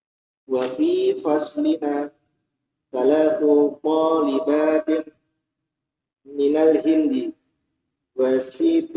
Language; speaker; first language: Arabic; non-native, learner; Indonesian